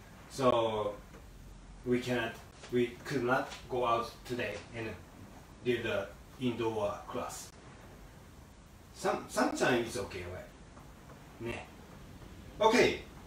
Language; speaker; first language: English; non-native, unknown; Japanese